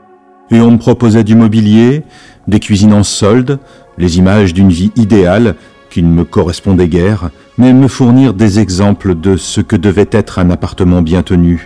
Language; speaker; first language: French; native; French